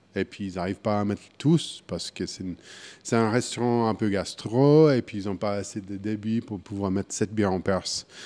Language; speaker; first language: French; non-native, fluent; English